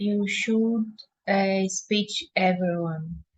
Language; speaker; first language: English; non-native, learner; Portuguese